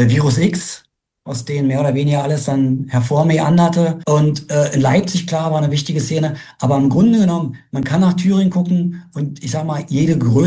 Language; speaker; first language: German; native; German